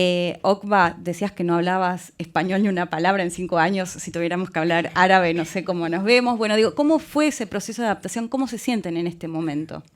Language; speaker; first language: Spanish; native; Spanish